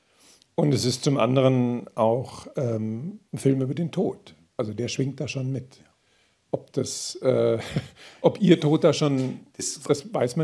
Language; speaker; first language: German; native; German